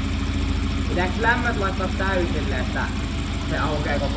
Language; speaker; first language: Finnish; native; Finnish